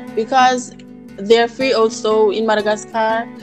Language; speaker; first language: English; non-native, fluent; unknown